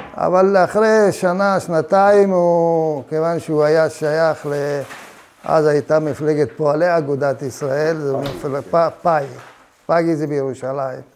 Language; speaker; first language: Hebrew; early bilingual, other home language; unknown